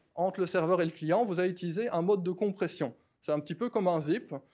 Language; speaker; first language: French; native; French